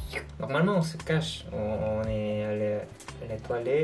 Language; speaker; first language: French; non-native, learner; Korean